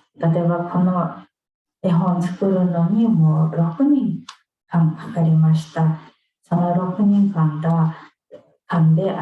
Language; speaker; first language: Japanese; non-native, fluent; Mongolian